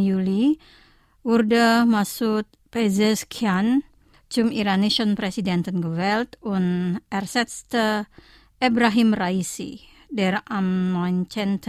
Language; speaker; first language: German; non-native, fluent; Indonesian